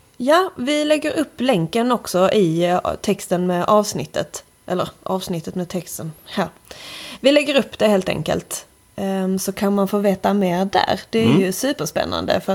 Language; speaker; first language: Swedish; native; Swedish